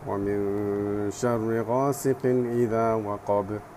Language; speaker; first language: Arabic; non-native, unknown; Urdu